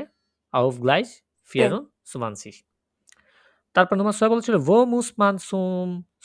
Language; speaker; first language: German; non-native, fluent; Bangla